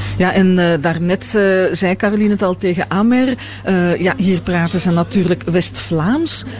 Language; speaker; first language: Dutch; native; Dutch